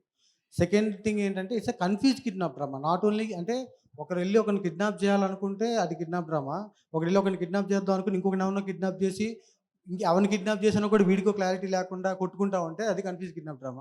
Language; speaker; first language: Telugu; native; Telugu